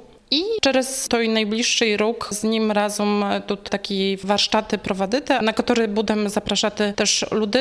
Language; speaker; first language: Polish; non-native, local second language; Ukrainian